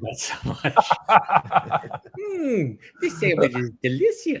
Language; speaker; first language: English; native; English